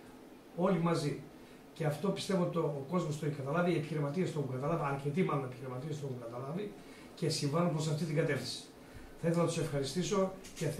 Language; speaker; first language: Greek; native; Greek